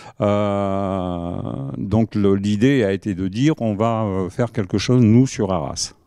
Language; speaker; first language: French; native; French